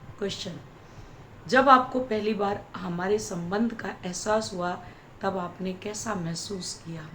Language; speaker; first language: Hindi; native; Hindi